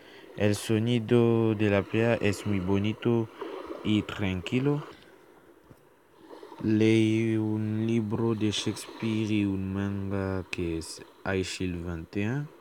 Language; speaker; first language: Spanish; non-native, learner; French